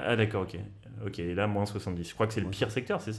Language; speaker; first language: French; native; French